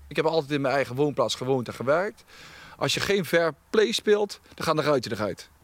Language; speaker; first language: Dutch; native; Dutch